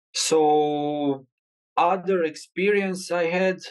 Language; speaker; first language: English; non-native, learner; Croatian